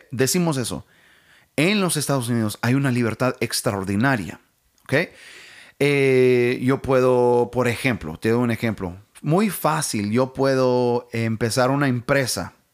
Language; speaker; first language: Spanish; non-native, fluent; English